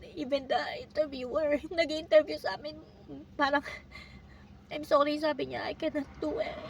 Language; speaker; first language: Filipino; native; Filipino